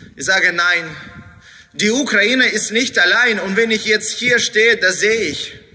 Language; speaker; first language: German; non-native, fluent; Ukrainian